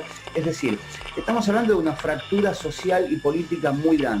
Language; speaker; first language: Spanish; native; Spanish